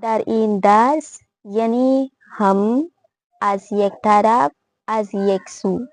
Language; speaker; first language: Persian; non-native, fluent; Urdu